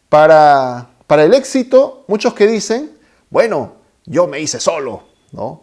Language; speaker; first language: Spanish; native; Spanish